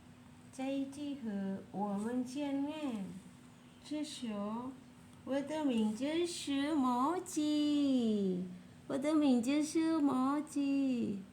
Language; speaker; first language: Chinese; non-native, learner; Indonesian